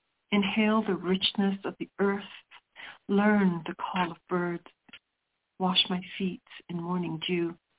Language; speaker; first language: English; early bilingual, other home language; Sicilian